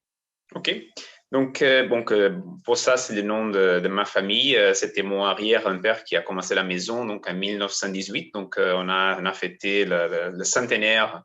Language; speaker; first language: French; non-native, fluent; Portuguese